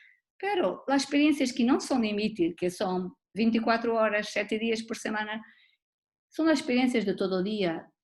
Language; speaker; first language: Spanish; non-native, learner; Portuguese